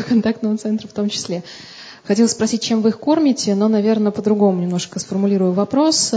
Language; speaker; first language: Russian; native; Russian